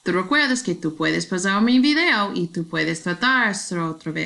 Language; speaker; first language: Spanish; non-native, learner; English